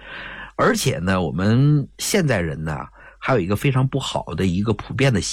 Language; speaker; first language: Chinese; native; Chinese